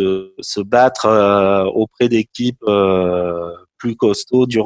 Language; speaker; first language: French; native; French